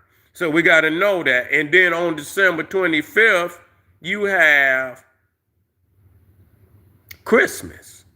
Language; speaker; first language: English; native; English